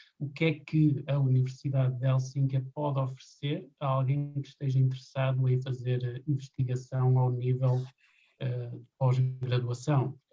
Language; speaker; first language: Portuguese; native; Portuguese